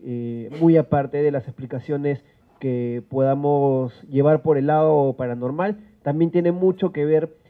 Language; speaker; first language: Spanish; native; Spanish